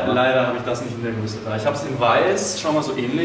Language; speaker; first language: German; native; German